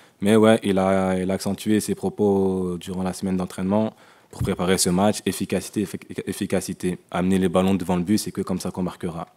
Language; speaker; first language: French; native; French